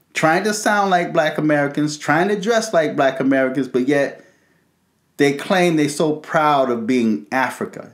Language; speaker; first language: English; native; English